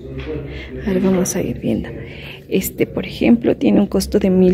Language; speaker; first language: Spanish; native; Spanish